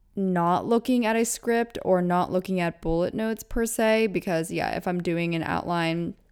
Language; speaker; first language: English; native; English